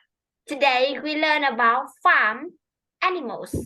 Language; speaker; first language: English; non-native, fluent; Vietnamese